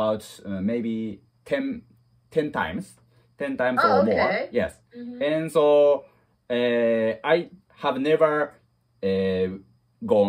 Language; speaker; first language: English; non-native, learner; Japanese